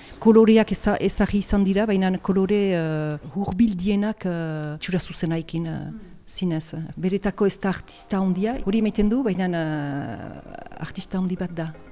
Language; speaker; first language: Basque; native; Basque